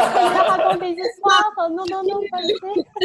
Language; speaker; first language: French; non-native, learner; Chinese